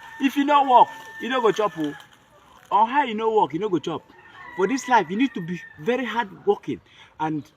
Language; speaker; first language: Nigerian Pidgin; non-native, local second language; Igbo